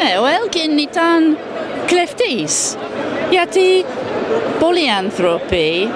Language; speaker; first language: Greek; non-native, fluent; English